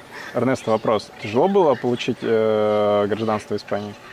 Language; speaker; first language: Russian; native; Russian